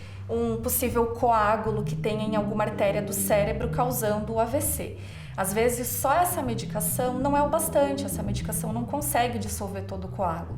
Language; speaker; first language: Portuguese; native; Portuguese